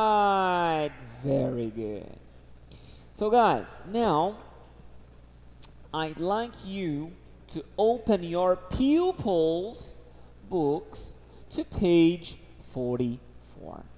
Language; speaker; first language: English; non-native, fluent; Portuguese